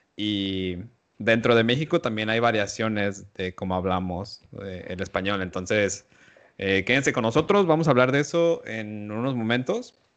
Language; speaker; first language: Spanish; native; Spanish